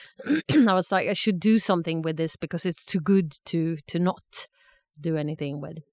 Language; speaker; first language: English; non-native, fluent; Swedish